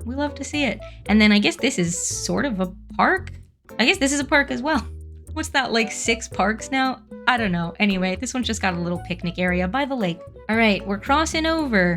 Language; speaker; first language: English; native; English